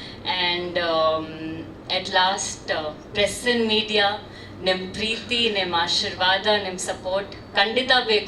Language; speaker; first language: Kannada; non-native, learner; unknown